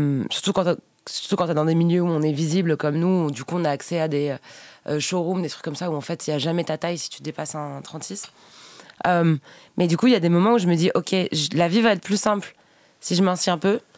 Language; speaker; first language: French; native; French